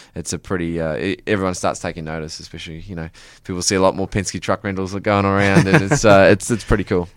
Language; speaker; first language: English; native; English